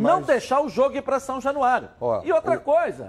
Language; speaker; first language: Portuguese; native; Portuguese